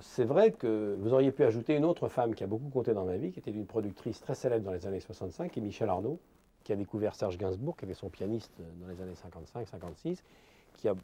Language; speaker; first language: French; native; French